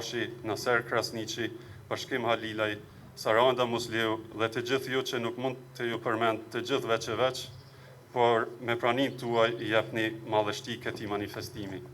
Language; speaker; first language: Albanian; native; Albanian